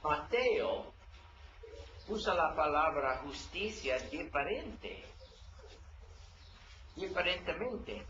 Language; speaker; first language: Spanish; non-native, learner; English